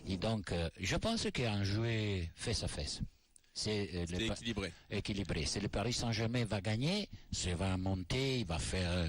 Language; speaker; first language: French; non-native, learner; Italian